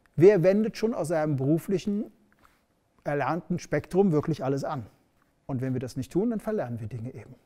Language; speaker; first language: German; native; German